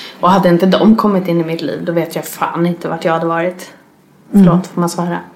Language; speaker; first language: Swedish; native; Swedish